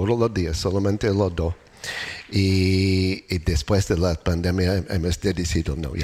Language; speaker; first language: Spanish; non-native, learner; English